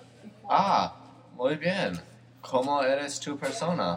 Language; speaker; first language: Spanish; non-native, learner; English